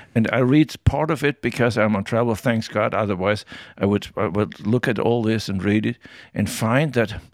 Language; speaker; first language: English; non-native, fluent; German